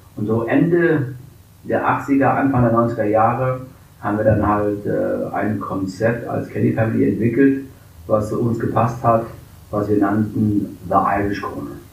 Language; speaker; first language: German; early bilingual, other home language; English